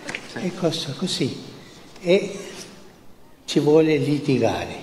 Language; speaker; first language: Italian; non-native, fluent; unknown